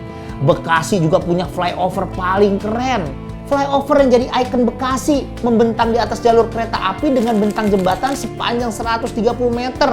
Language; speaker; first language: Indonesian; native; Indonesian